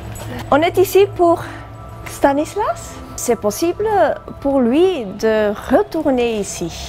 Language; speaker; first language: French; non-native, local second language; Dutch